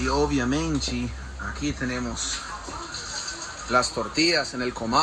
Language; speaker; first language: Spanish; non-native, fluent; English